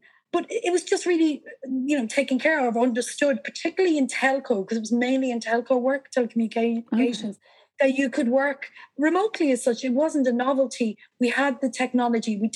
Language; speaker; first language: English; native; English